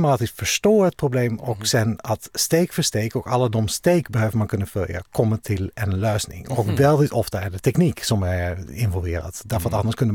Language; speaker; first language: Swedish; non-native, fluent; Dutch